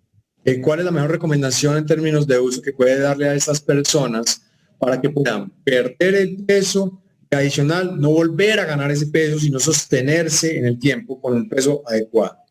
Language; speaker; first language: Spanish; native; Spanish